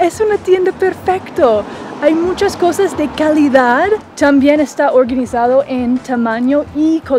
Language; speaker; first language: Spanish; non-native, fluent; English